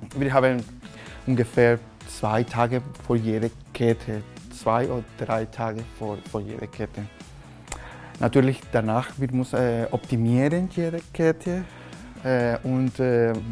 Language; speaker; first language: German; non-native, learner; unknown